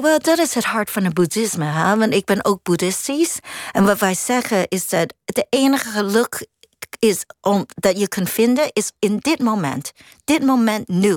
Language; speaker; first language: Dutch; non-native, fluent; Cantonese